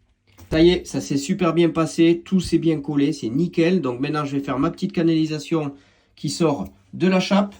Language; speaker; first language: French; native; French